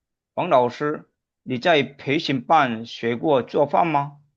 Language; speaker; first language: Chinese; non-native, fluent; Korean